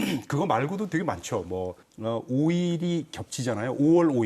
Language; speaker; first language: Korean; native; Korean